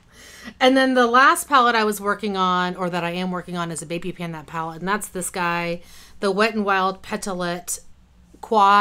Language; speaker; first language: English; native; English